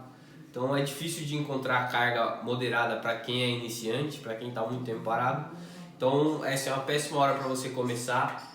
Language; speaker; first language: Portuguese; native; Portuguese